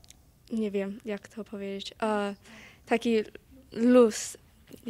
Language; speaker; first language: Polish; early bilingual, heritage; Polish